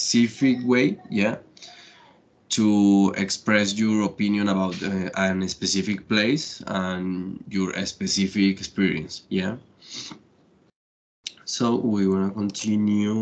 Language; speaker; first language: English; non-native, fluent; Spanish